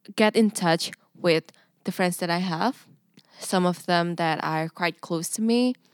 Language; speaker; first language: English; non-native, fluent; Indonesian